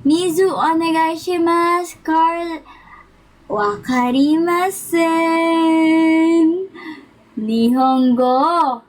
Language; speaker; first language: Japanese; non-native, learner; Filipino